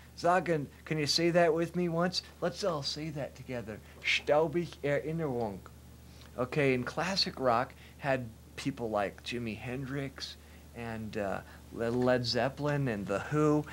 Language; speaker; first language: English; native; English